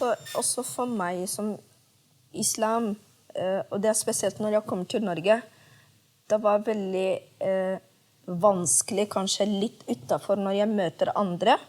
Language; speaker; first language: Norwegian; non-native, fluent; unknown